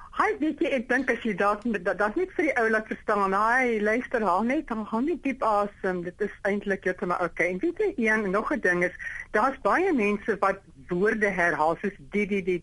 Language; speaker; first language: Afrikaans; non-native, local second language; English